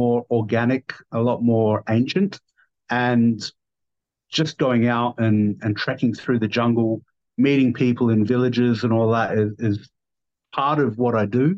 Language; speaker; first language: English; native; English